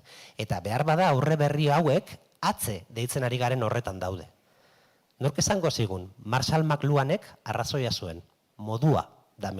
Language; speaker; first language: Basque; native; Basque